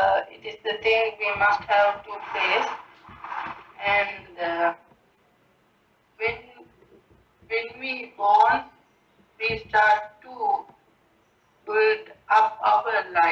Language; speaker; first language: English; non-native, learner; Sinhala